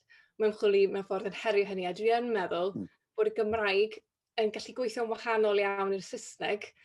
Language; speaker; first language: Welsh; native; Welsh